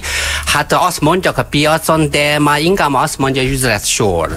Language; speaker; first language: Hungarian; non-native, learner; Chinese